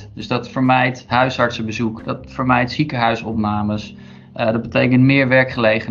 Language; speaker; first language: Dutch; native; Dutch